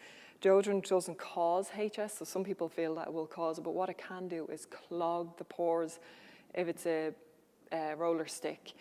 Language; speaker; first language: English; native; English